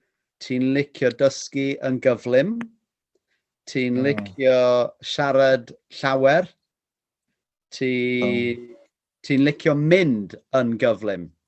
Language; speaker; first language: Welsh; non-native, fluent; English